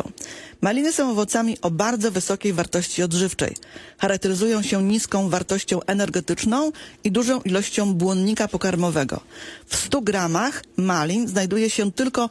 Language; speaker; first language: Polish; native; Polish